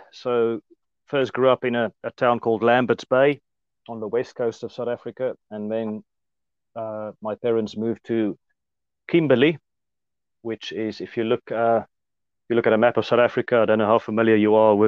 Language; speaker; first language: English; non-native, local second language; Afrikaans